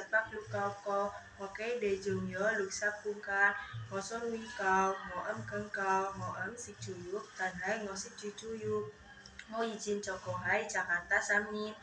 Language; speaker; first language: Cantonese; non-native, learner; Indonesian